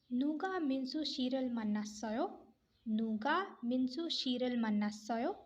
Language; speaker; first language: Korean; non-native, fluent; Hindi